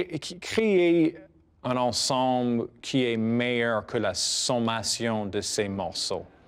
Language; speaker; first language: French; non-native, fluent; English